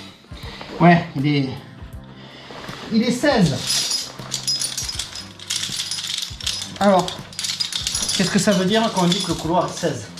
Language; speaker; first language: French; native; French